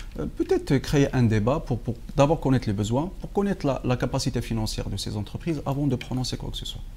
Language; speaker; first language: French; non-native, local second language; Arabic